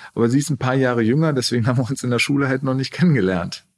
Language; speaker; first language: German; native; German